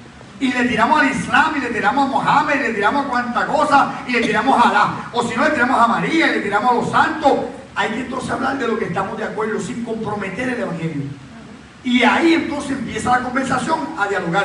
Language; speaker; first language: Spanish; native; Spanish